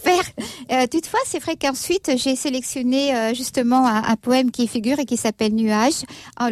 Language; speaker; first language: French; native; French